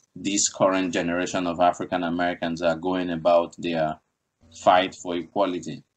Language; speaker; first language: English; non-native, local second language; Igbo